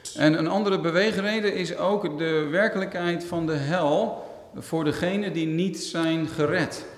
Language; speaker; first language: Dutch; native; Dutch